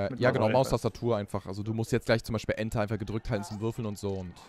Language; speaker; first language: German; native; German